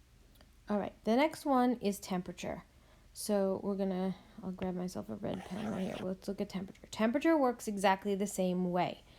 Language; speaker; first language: English; native; English